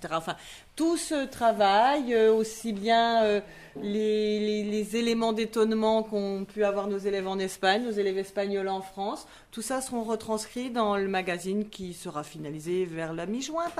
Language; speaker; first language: French; native; French